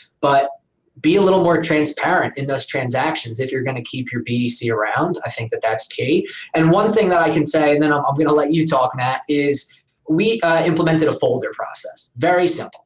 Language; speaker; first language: English; native; English